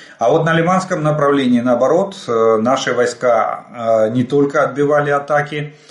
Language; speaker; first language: Russian; native; Russian